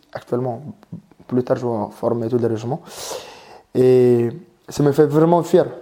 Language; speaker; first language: French; non-native, learner; Mongolian